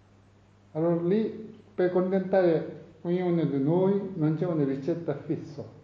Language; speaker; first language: Italian; non-native, learner; Tibetan